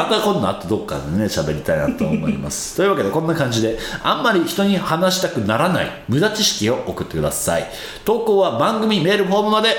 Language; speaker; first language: Japanese; native; Japanese